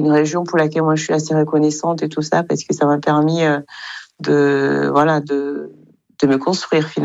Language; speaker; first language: French; non-native, local second language; Kinyarwanda